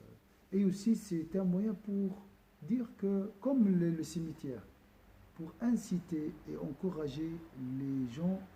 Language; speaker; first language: French; non-native, local second language; Arabic